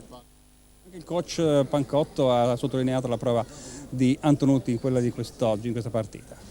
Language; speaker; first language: Italian; native; Italian